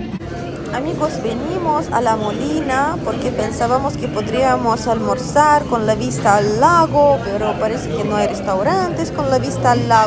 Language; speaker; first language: Spanish; non-native, fluent; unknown